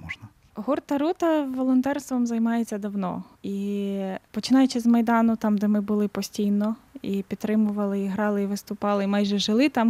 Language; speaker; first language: Ukrainian; native; Ukrainian